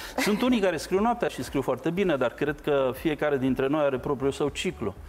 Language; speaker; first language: Romanian; native; Romanian